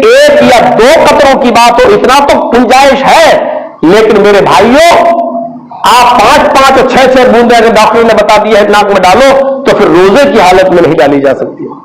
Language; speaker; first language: Urdu; native; Urdu